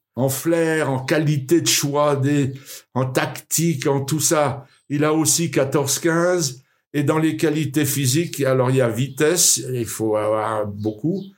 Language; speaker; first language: French; native; French